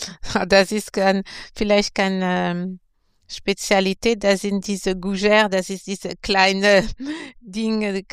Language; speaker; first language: German; non-native, fluent; French